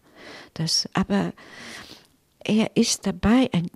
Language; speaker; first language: German; non-native, fluent; Italian